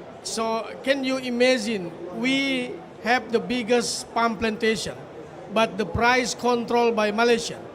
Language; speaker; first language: English; non-native, fluent; Indonesian